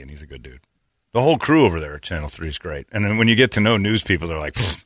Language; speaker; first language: English; native; English